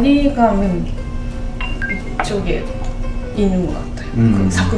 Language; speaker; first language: Korean; non-native, fluent; Japanese